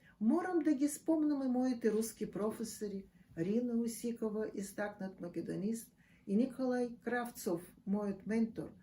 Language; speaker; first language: Macedonian; non-native, fluent; Russian